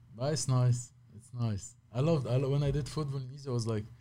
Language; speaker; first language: English; non-native, fluent; Arabic